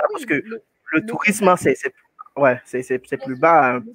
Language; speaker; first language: French; non-native, fluent; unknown